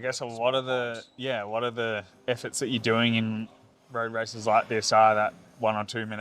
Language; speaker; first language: English; native; English